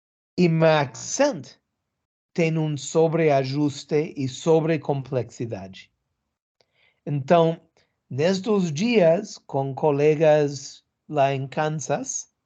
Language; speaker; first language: Portuguese; non-native, learner; English